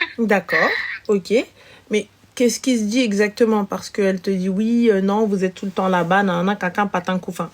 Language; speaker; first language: French; early bilingual, other home language; Arabic